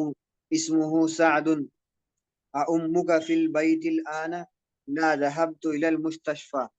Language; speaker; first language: Arabic; non-native, learner; Urdu